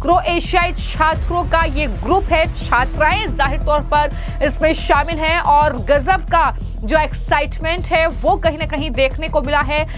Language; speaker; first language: Hindi; native; Hindi